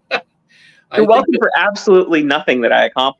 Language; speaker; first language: English; native; English